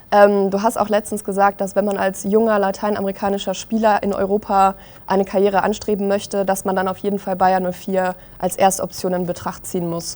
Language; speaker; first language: German; native; German